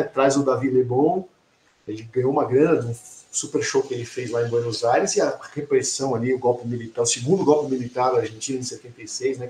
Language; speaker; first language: Portuguese; native; Portuguese